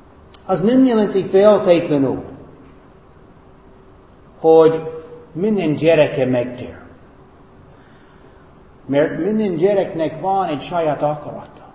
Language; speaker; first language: Hungarian; non-native, fluent; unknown